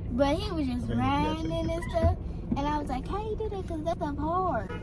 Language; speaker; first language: English; native; English